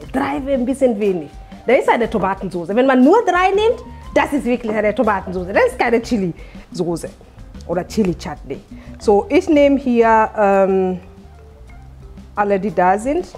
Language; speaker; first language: German; non-native, fluent; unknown